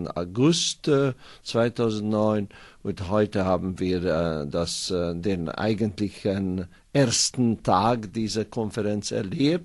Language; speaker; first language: German; non-native, fluent; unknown